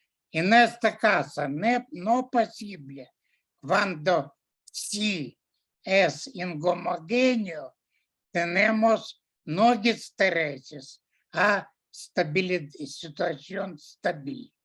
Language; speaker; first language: Spanish; non-native, learner; Russian